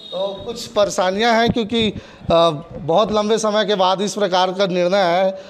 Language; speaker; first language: Hindi; non-native, local second language; Chhattisgarhi